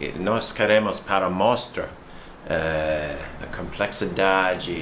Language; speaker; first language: Portuguese; non-native, learner; English